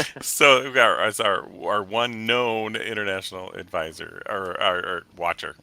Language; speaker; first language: English; native; English